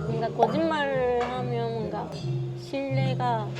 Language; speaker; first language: Korean; non-native, fluent; Japanese